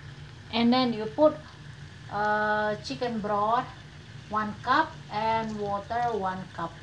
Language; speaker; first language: English; non-native, learner; Indonesian